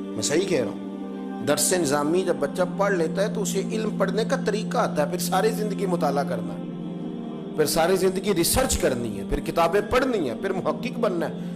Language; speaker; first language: Urdu; non-native, local second language; Punjabi